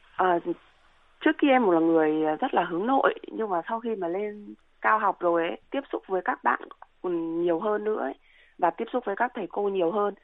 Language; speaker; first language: Vietnamese; native; Vietnamese